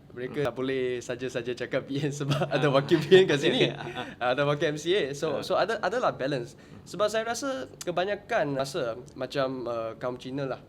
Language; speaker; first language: Malay; non-native, local second language; Chinese